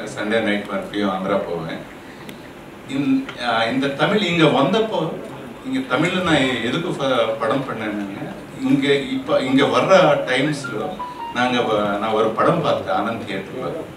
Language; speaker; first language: Tamil; non-native, local second language; Telugu